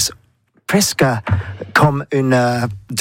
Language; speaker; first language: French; non-native, learner; English